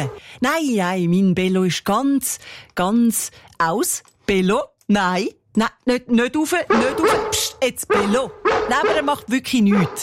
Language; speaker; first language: German; native; German